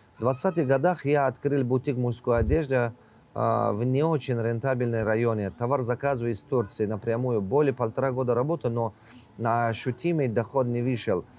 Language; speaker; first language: Russian; non-native, local second language; Tajik